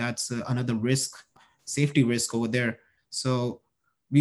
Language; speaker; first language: English; non-native, local second language; Hindi